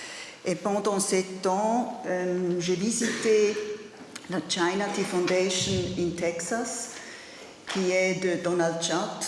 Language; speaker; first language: French; non-native, learner; German